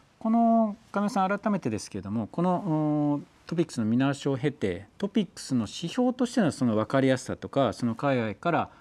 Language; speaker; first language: Japanese; native; Japanese